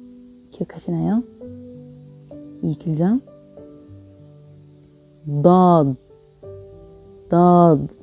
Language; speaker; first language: Korean; non-native, fluent; Arabic